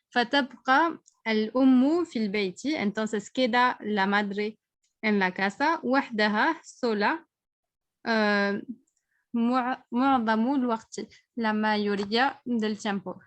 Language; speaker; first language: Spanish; non-native, fluent; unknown